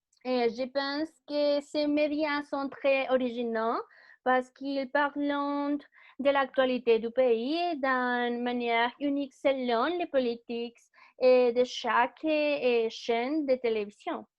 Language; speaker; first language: French; non-native, learner; Spanish